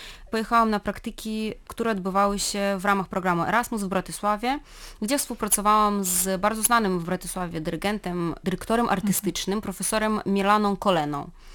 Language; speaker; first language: Polish; non-native, fluent; Russian